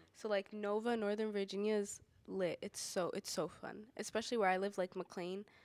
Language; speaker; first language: English; native; English